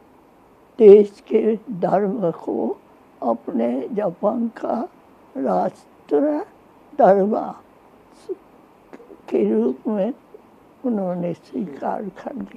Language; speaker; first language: Hindi; non-native, fluent; Japanese